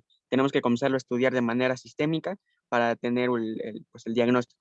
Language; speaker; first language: Spanish; native; Spanish